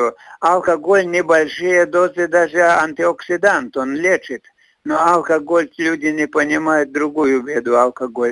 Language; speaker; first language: Russian; non-native, fluent; Latvian